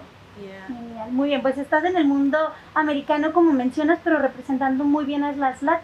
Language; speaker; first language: Spanish; native; Spanish